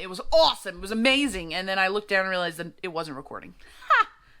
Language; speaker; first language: English; native; English